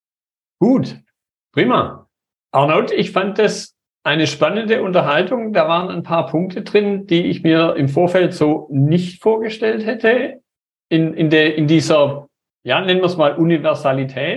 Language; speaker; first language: German; native; German